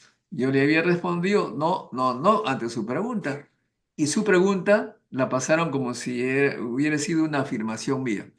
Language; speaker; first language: Spanish; native; Spanish